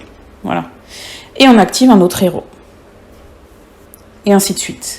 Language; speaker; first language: French; native; French